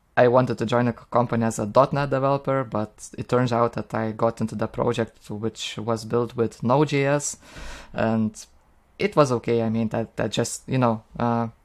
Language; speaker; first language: English; non-native, fluent; Lithuanian